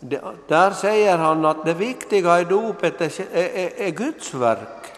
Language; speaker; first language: Swedish; non-native, local second language; Finnish